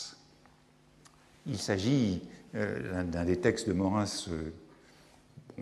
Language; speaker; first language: French; native; French